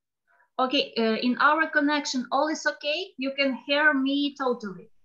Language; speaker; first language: English; non-native, fluent; Ukrainian